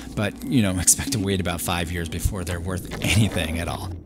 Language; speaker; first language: English; native; English